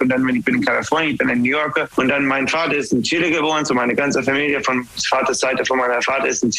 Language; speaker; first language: German; non-native, learner; English